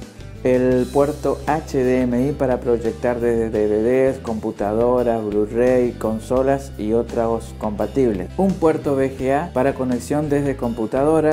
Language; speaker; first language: Spanish; native; Spanish